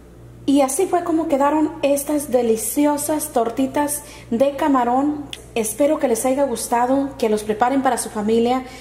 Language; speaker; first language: Spanish; native; Spanish